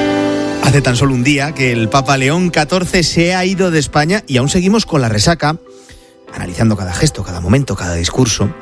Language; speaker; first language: Spanish; native; Spanish